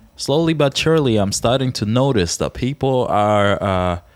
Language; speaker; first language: English; non-native, fluent; Czech